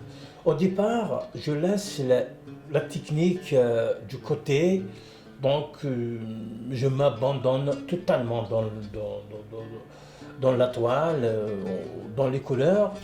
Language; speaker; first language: French; non-native, local second language; Kabyle